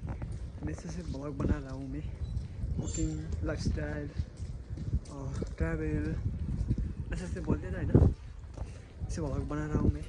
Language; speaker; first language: Hindi; non-native, learner; Nepali